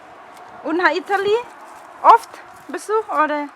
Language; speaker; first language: German; non-native, learner; Indonesian